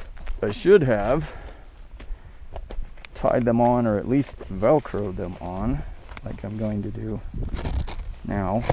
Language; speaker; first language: English; native; English